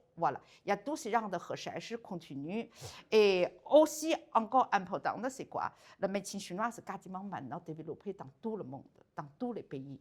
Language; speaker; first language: French; non-native, learner; Chinese